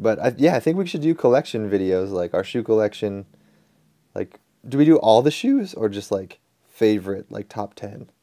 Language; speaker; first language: English; native; English